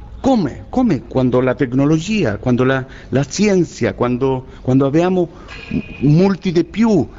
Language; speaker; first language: Italian; early bilingual, heritage; Spanish